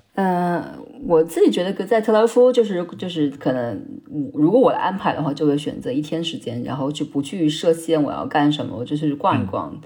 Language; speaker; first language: Chinese; native; Chinese